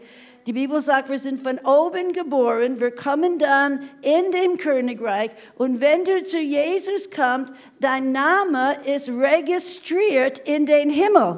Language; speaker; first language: German; non-native, fluent; English